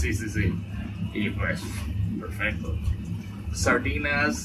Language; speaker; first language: Spanish; non-native, learner; English